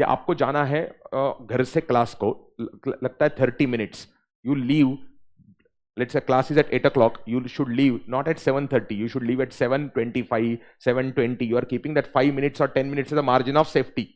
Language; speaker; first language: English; non-native, local second language; Hindi